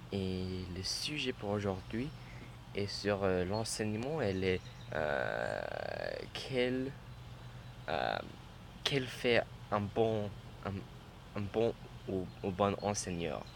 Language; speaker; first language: French; non-native, learner; English